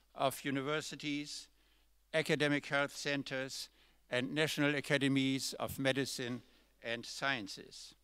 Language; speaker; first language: English; non-native, fluent; German